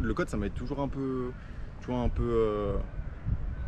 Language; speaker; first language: French; native; French